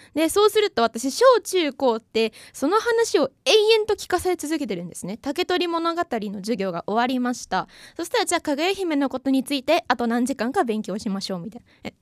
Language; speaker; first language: Japanese; native; Japanese